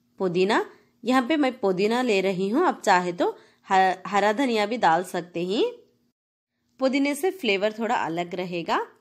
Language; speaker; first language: Hindi; non-native, local second language; Telugu